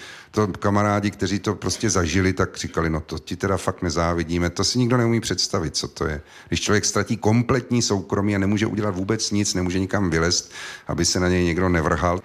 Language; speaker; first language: Czech; native; Czech